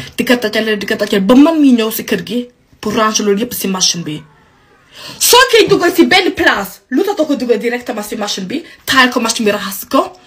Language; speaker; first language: Wolof; early bilingual, heritage; Wolof